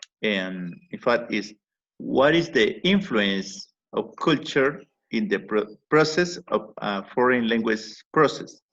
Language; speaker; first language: English; non-native, learner; Spanish